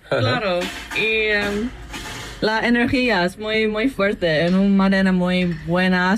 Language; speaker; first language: Spanish; non-native, fluent; English